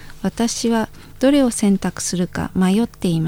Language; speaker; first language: Japanese; non-native, fluent; Indonesian